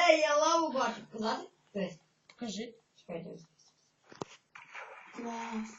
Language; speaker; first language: Ukrainian; native; Ukrainian